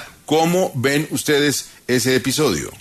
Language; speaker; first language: Spanish; native; Spanish